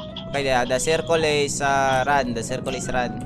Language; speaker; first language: English; non-native, local second language; Filipino